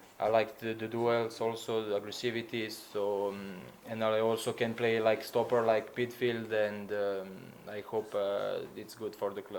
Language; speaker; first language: English; non-native, learner; Slovenian